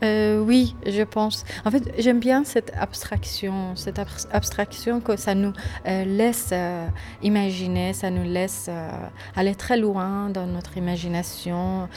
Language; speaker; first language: French; non-native, fluent; Persian